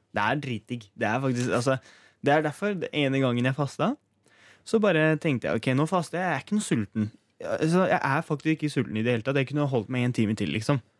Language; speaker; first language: Norwegian; early bilingual, other home language; Turkish